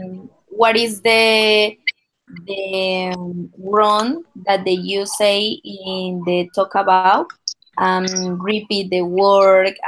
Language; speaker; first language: English; non-native, learner; Spanish